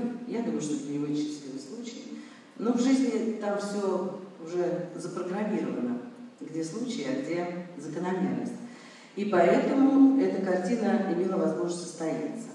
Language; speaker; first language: Russian; native; Russian